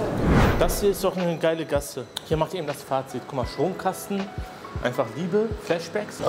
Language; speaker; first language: German; native; German